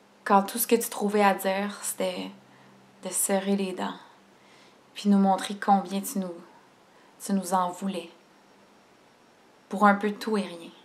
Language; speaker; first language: French; native; French